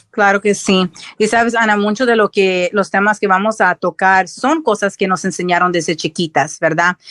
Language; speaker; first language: Spanish; early bilingual, heritage; Spanish